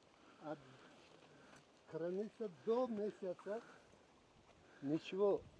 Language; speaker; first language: Russian; non-native, local second language; Tajik